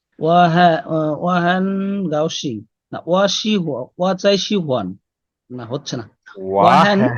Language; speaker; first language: Chinese; non-native, learner; Bangla